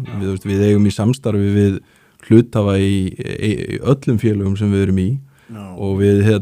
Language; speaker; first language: Icelandic; native; Icelandic